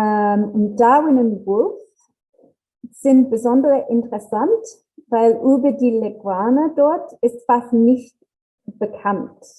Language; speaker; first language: German; non-native, learner; English